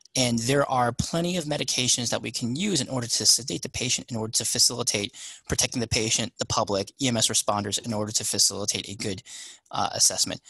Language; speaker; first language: English; native; English